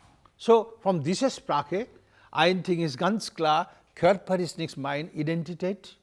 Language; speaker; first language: German; non-native, learner; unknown